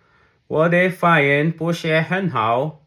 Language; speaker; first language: Chinese; non-native, learner; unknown